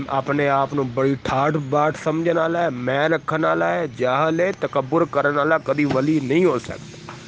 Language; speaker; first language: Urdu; non-native, local second language; Punjabi